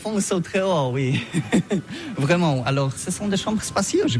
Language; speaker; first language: French; non-native, learner; Polish